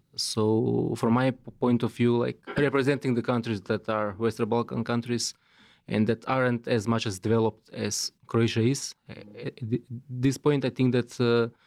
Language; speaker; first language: English; non-native, fluent; Macedonian